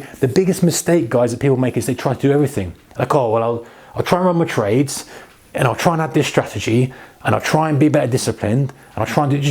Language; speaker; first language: English; native; English